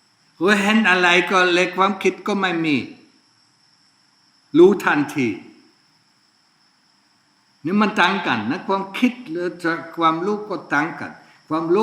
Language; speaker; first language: Thai; non-native, fluent; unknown